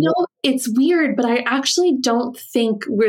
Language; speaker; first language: English; native; English